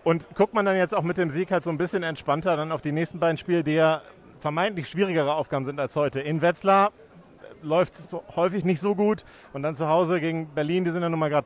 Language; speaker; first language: German; native; German